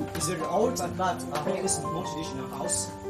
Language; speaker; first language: English; non-native, learner; Hmong